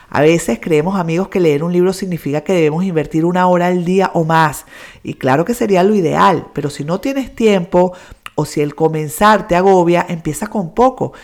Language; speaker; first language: Spanish; native; Spanish